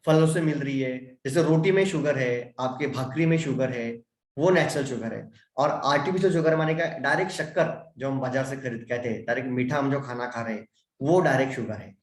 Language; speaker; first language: Hindi; non-native, local second language; Marathi